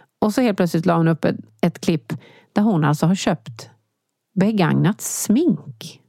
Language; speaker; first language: Swedish; native; Swedish